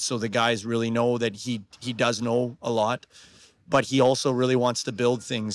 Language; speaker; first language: English; native; English